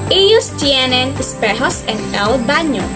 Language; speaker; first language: Spanish; non-native, learner; Filipino